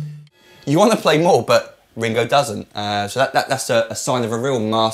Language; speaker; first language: English; native; English